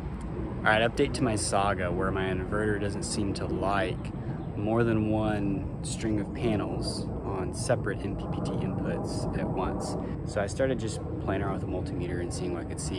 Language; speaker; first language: English; native; English